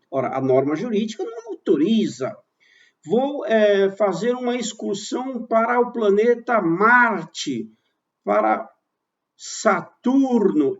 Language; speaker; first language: Portuguese; native; Portuguese